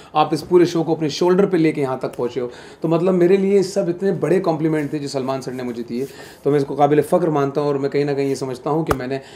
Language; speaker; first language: Hindi; native; Hindi